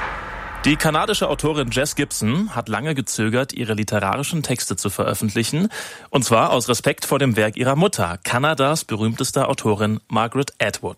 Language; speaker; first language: German; native; German